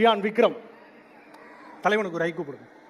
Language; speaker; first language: Tamil; native; Tamil